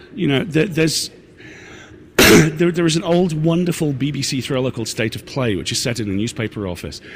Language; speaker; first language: English; native; English